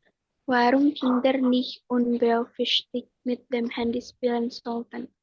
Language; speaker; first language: German; non-native, learner; Indonesian